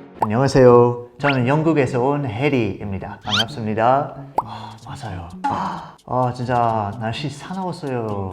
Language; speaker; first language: Korean; non-native, fluent; English